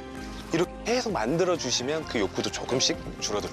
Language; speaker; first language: Korean; native; Korean